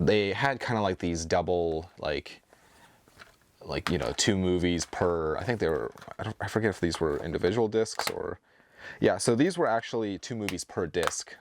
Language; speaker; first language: English; native; English